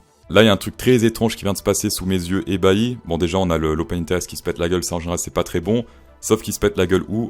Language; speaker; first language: French; native; French